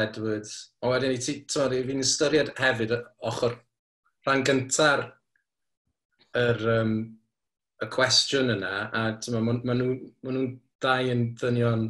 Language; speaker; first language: Welsh; native; Welsh